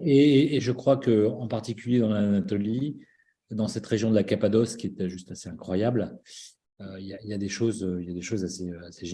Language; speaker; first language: French; native; French